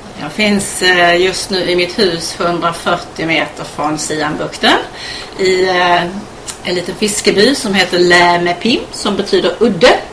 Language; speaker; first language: Swedish; native; Swedish